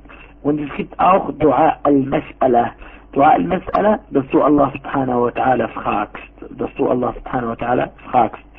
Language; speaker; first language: German; non-native, fluent; Arabic